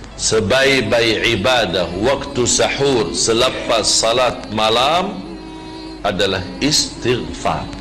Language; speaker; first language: Malay; non-native, fluent; Arabic